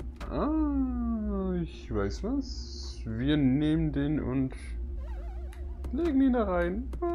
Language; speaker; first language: German; native; German